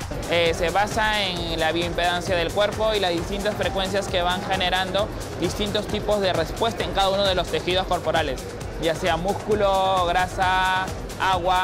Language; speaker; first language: Spanish; native; Spanish